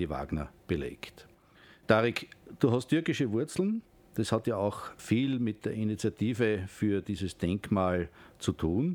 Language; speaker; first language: German; native; German